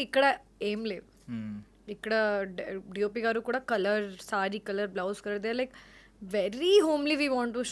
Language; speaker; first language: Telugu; non-native, learner; Hindi